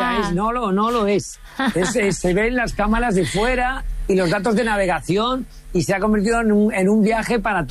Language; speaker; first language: Spanish; native; Spanish